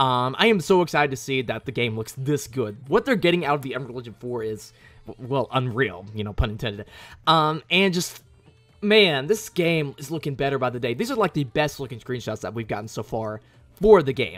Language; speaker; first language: English; native; English